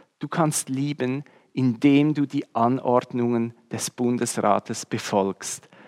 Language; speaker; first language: German; native; German